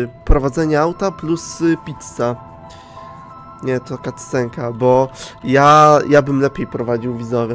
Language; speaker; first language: Polish; native; Polish